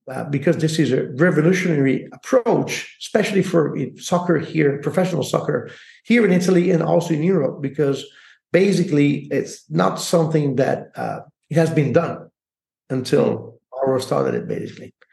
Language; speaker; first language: English; non-native, fluent; Italian